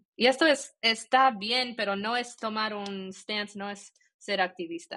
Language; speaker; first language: Spanish; early bilingual, heritage; Spanish